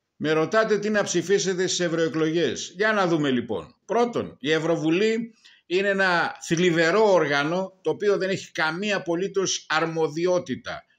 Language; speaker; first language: Greek; native; Greek